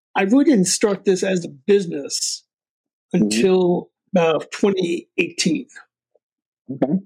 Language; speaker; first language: English; native; English